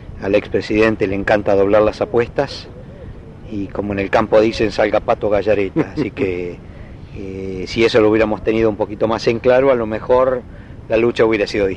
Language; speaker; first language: Spanish; native; Spanish